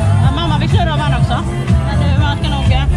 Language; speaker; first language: Swedish; native; Swedish